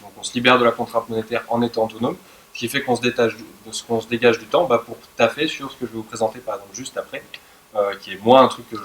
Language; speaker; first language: French; native; French